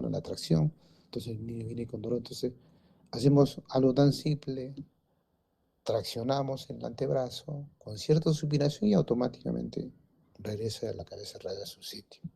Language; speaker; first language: Spanish; native; Spanish